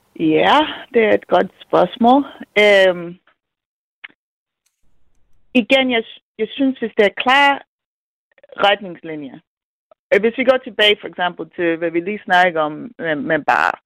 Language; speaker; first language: Danish; non-native, fluent; English